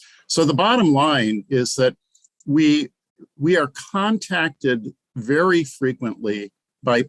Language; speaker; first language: English; native; English